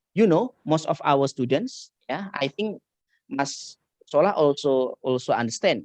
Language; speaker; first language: English; non-native, learner; Indonesian